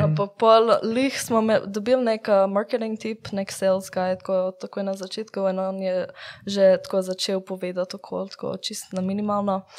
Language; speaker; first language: Slovenian; early bilingual, heritage; English